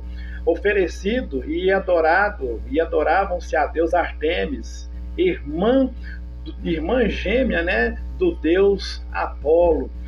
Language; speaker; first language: Portuguese; native; Portuguese